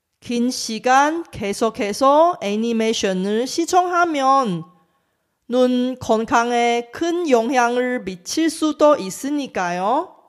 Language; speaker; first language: Korean; non-native, fluent; Chinese